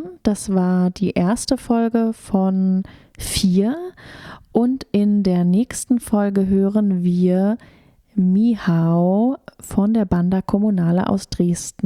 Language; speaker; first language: German; native; German